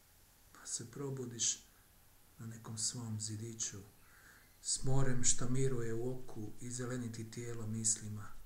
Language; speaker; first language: Croatian; native; Croatian